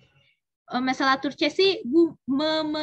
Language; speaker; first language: Turkish; non-native, learner; Indonesian